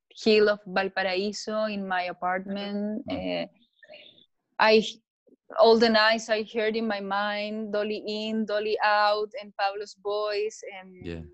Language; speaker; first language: English; non-native, learner; Spanish